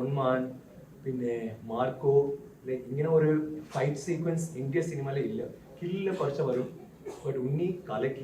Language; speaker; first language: Malayalam; non-native, learner; Tamil